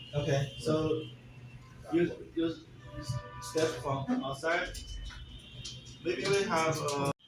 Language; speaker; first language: English; non-native, learner; Bangla